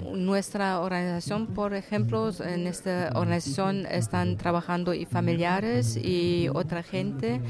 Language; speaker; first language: Spanish; non-native, fluent; German